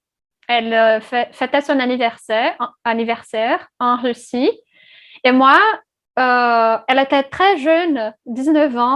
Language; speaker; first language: French; non-native, fluent; Portuguese